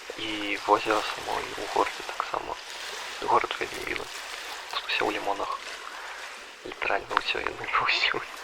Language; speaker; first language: Belarusian; non-native, local second language; Russian